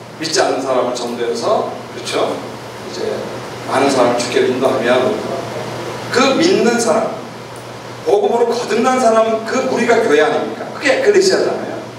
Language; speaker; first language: Korean; native; Korean